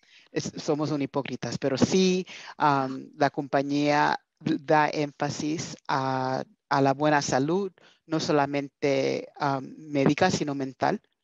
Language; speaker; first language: Spanish; early bilingual, heritage; Spanish